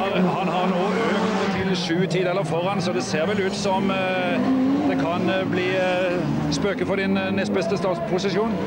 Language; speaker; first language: Norwegian; native; Norwegian